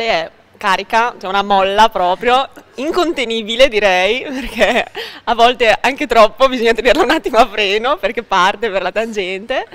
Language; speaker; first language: Italian; native; Italian